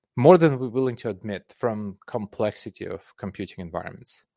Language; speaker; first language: English; non-native, fluent; Russian